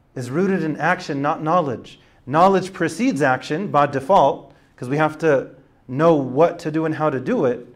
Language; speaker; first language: English; native; English